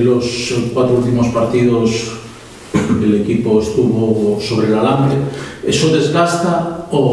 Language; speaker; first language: Spanish; native; Spanish